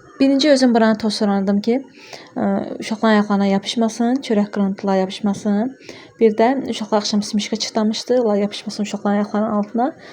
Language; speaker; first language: Azerbaijani; non-native, local second language; Lezghian